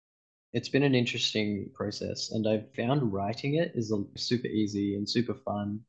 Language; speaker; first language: English; native; English